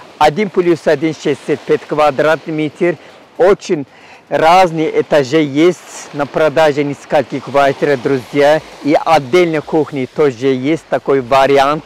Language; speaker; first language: Russian; non-native, learner; Turkish